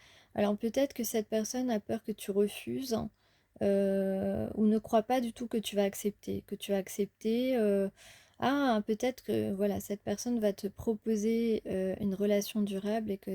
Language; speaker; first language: French; native; French